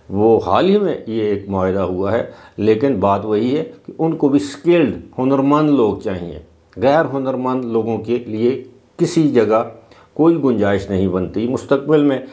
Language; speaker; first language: Urdu; non-native, local second language; Northern Hindko